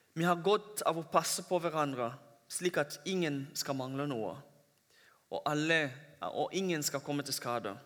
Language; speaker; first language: Norwegian; non-native, fluent; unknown